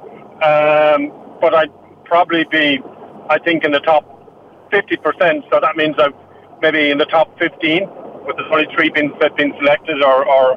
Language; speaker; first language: English; non-native, local second language; Irish